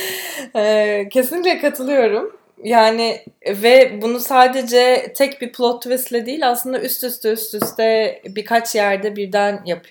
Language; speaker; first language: Turkish; native; Turkish